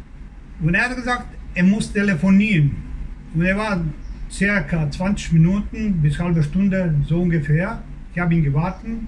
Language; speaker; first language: German; non-native, learner; Croatian